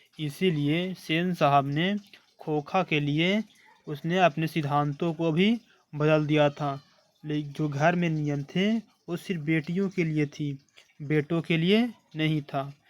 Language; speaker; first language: Hindi; native; Hindi